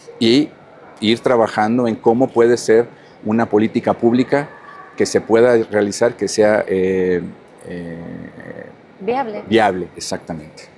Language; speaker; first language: Spanish; native; Spanish